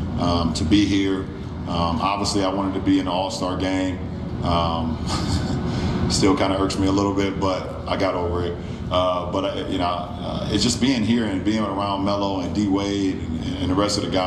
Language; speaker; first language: English; native; English